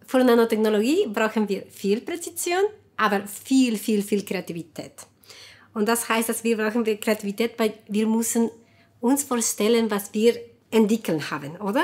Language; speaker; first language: German; non-native, fluent; Spanish